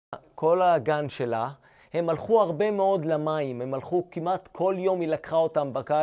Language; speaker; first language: Hebrew; native; Hebrew